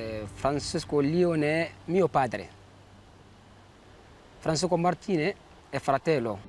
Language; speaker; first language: Italian; non-native, learner; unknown